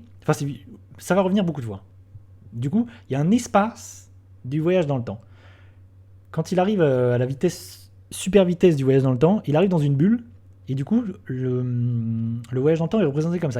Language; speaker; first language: French; native; French